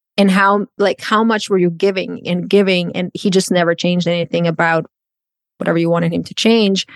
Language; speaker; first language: English; non-native, fluent; Croatian